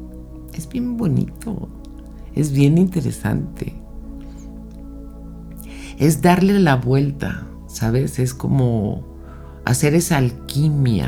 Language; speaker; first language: Spanish; native; Spanish